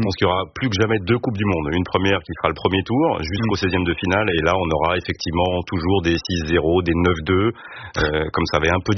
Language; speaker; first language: French; native; French